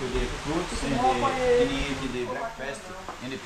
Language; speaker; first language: English; non-native, learner; Portuguese